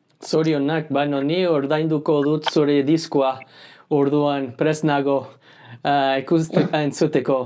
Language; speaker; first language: Basque; non-native, learner; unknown